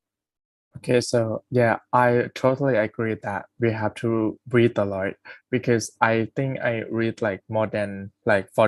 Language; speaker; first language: English; non-native, fluent; Thai